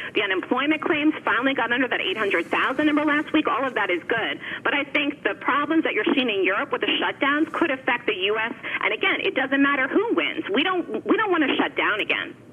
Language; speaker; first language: English; native; English